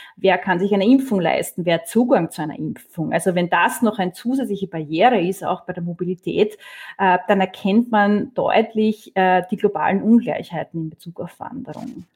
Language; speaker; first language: German; native; German